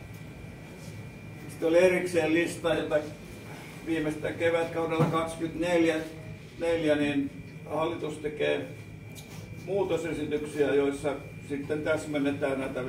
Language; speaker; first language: Finnish; native; Finnish